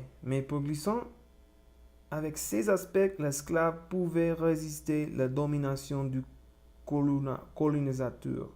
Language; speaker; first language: French; non-native, learner; Spanish